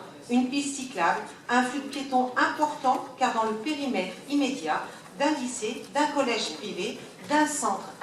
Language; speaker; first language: French; native; French